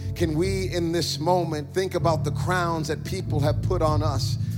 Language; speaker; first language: English; native; English